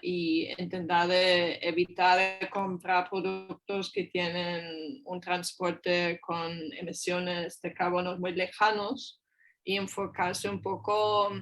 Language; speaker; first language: Spanish; non-native, fluent; German